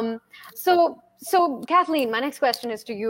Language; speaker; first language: English; non-native, local second language; Hindi